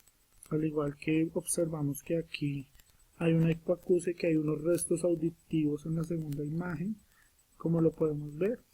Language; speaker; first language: Spanish; native; Spanish